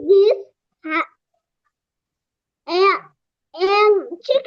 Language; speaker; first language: English; non-native, learner; Vietnamese